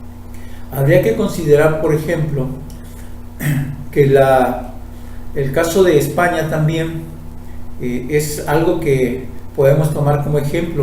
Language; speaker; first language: Spanish; native; Spanish